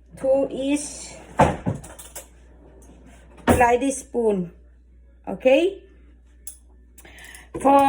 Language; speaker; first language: English; non-native, learner; Thai